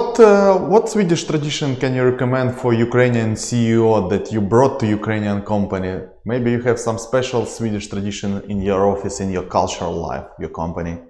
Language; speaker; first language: English; non-native, learner; Ukrainian